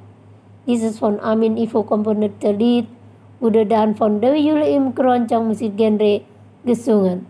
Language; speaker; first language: German; non-native, fluent; Indonesian